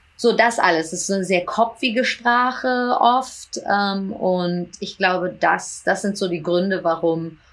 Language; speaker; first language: German; early bilingual, heritage; German